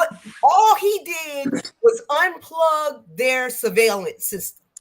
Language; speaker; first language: English; native; English